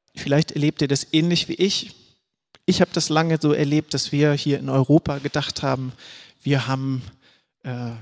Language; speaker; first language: German; native; German